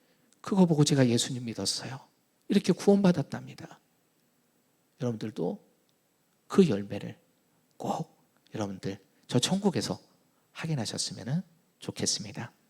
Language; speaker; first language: Korean; native; Korean